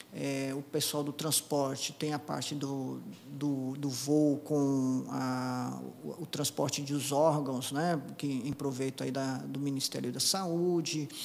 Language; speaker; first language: Portuguese; native; Portuguese